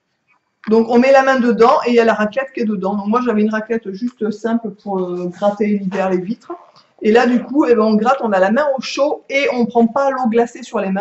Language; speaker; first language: French; native; French